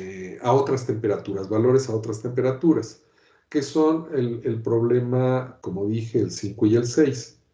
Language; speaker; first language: Spanish; native; Spanish